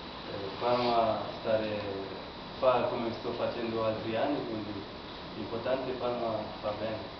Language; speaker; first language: Italian; non-native, learner; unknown